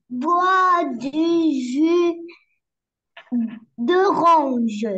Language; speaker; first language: French; non-native, learner; Arabic